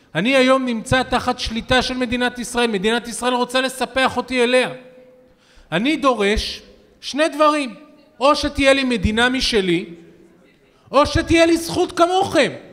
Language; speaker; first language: Hebrew; native; Hebrew